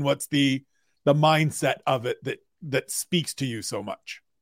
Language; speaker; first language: English; native; English